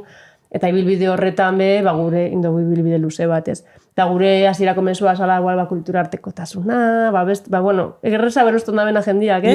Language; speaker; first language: Basque; native; Basque